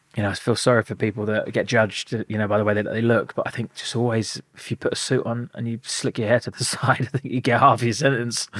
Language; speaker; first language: English; native; English